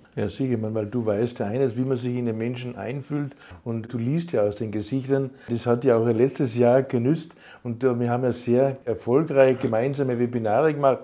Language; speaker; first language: German; native; German